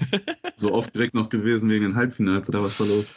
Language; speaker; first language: German; native; German